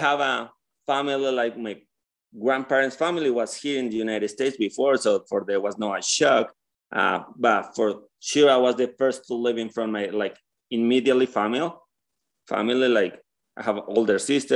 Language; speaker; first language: English; non-native, learner; Spanish